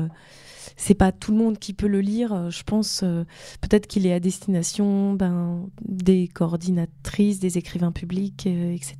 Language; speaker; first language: French; native; French